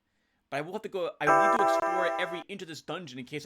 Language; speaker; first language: English; native; English